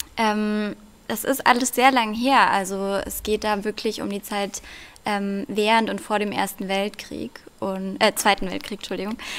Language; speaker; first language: German; early bilingual, other home language; Russian